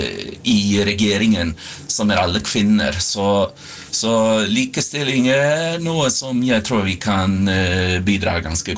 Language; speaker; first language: Swedish; non-native, fluent; Icelandic